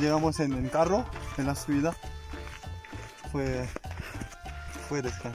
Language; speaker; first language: Spanish; non-native, learner; Korean